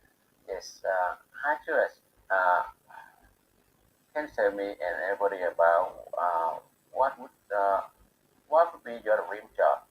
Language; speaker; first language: English; non-native, learner; Bangla